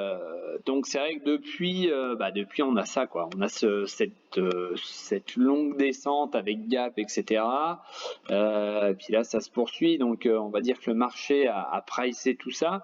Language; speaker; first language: French; native; French